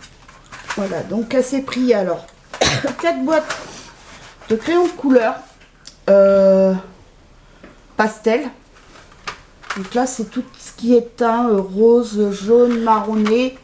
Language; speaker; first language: French; native; French